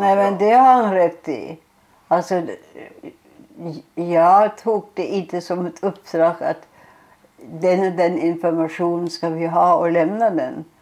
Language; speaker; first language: Swedish; non-native, fluent; German